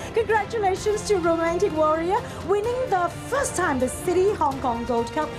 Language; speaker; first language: English; non-native, local second language; Cantonese